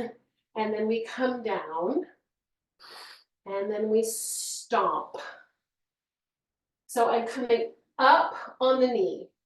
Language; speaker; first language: English; native; English